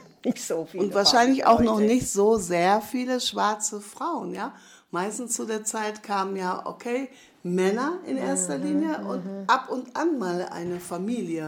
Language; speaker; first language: German; native; German